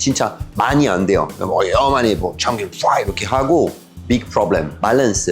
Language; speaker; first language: Korean; non-native, learner; French